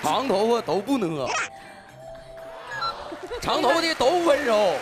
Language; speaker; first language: Chinese; native; Chinese